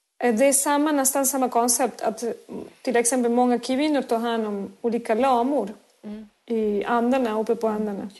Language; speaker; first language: Swedish; non-native, fluent; Spanish